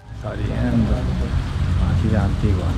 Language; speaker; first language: Spanish; non-native, learner; Japanese